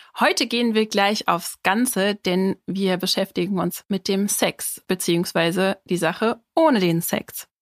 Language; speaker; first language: German; native; German